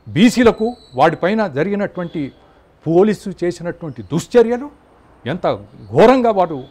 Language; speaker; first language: Telugu; native; Telugu